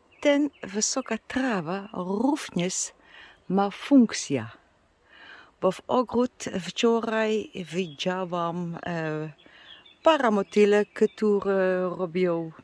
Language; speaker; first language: Polish; non-native, learner; Dutch